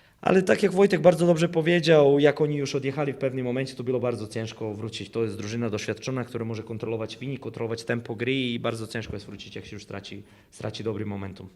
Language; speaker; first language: Polish; non-native, fluent; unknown